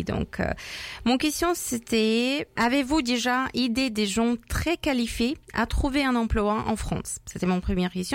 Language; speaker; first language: French; non-native, learner; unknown